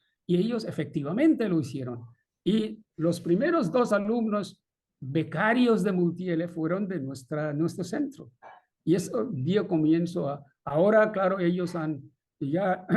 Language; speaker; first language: Spanish; non-native, fluent; Bangla